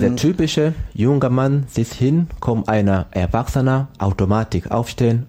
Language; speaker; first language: German; non-native, learner; Swahili